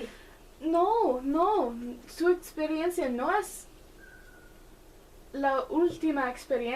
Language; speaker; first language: Spanish; non-native, learner; English